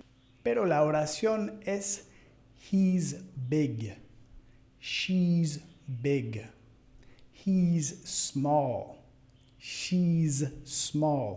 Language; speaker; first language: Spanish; non-native, fluent; English